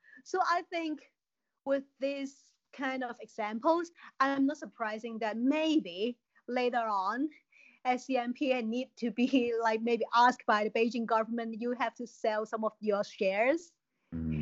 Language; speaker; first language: English; non-native, local second language; Cantonese